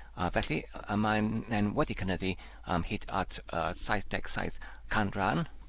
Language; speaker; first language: Welsh; non-native, learner; Polish